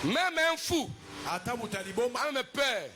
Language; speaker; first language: French; non-native, local second language; Lingala